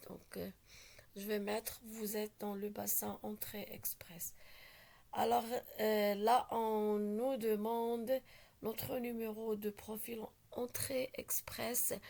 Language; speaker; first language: French; non-native, local second language; Arabic